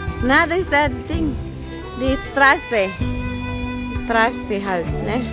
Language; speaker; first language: German; non-native, learner; Filipino